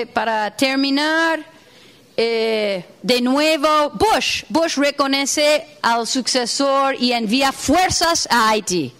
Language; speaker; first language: Spanish; non-native, fluent; English